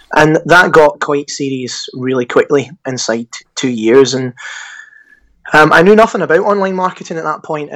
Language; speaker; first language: English; native; English